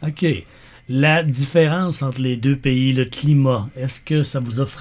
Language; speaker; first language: French; native; French